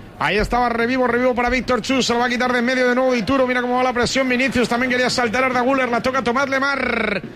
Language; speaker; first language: Spanish; native; Spanish